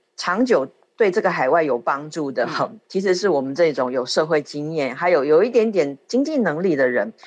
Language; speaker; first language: Chinese; native; Chinese